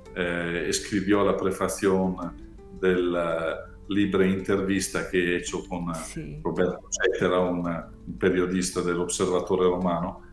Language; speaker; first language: Spanish; non-native, fluent; Italian